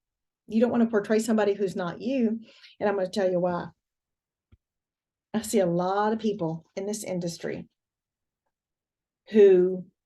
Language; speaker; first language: English; native; English